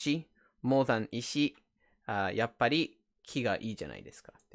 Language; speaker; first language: Japanese; non-native, fluent; English